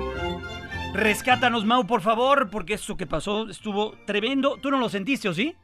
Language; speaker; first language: Spanish; native; Spanish